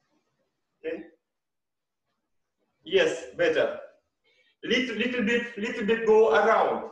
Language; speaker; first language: English; non-native, learner; Russian